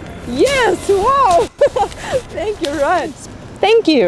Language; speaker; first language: English; non-native, learner; Russian